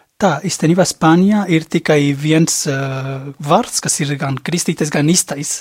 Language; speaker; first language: Latvian; non-native, fluent; Spanish